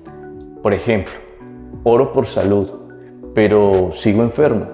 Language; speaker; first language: Spanish; native; Spanish